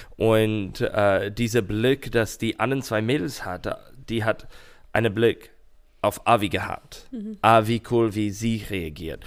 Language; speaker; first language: German; non-native, fluent; English